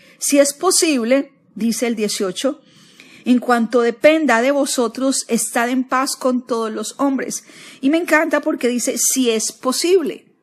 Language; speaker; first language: Spanish; native; Spanish